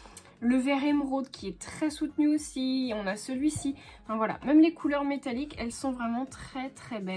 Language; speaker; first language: French; native; French